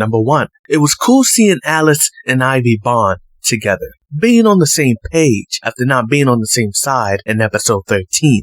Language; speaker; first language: English; native; English